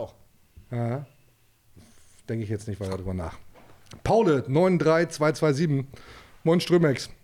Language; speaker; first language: German; native; German